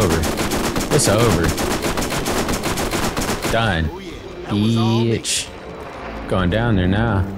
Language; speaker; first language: English; native; English